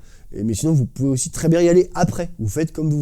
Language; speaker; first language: French; native; French